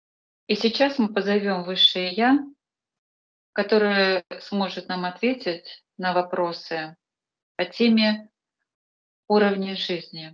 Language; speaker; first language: Russian; native; Russian